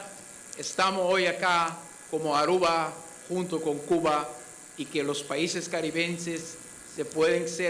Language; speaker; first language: Spanish; non-native, fluent; Papiamento